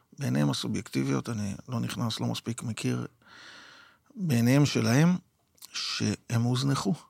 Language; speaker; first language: Hebrew; native; Hebrew